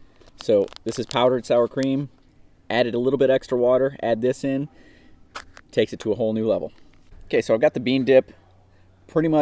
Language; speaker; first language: English; native; English